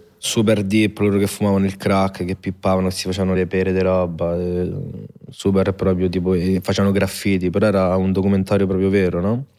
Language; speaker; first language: Italian; native; Italian